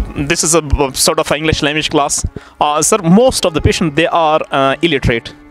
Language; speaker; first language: English; non-native, local second language; Pashto